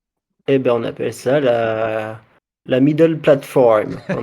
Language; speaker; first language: French; native; French